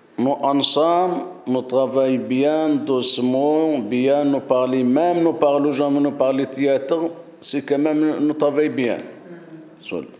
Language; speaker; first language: French; non-native, learner; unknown